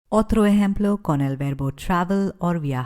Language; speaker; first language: Spanish; non-native, fluent; English